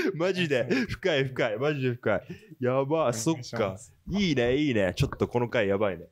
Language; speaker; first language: Japanese; native; Japanese